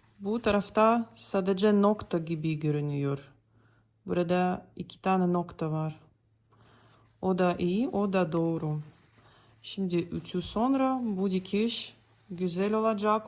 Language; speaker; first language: Turkish; non-native, learner; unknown